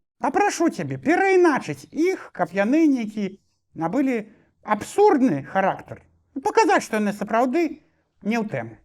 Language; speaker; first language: Belarusian; non-native, local second language; Russian